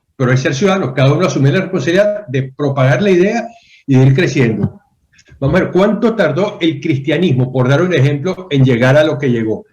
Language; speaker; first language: Spanish; native; Spanish